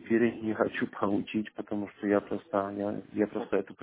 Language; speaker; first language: Russian; non-native, learner; Polish